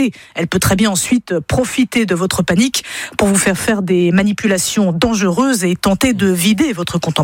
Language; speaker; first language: French; native; French